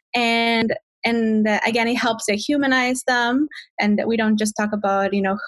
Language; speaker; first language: English; non-native, fluent; Spanish